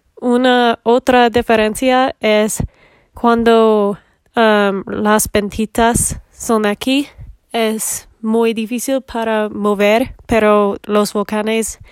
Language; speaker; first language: Spanish; non-native, learner; English